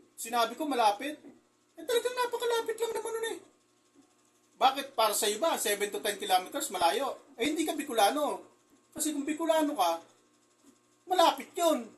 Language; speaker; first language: Filipino; native; Filipino